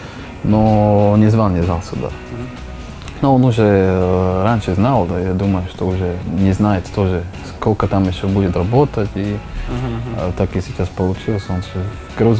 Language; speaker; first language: Russian; non-native, learner; Slovak